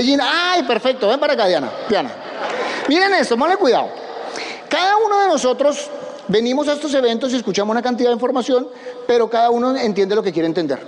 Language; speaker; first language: Spanish; native; Spanish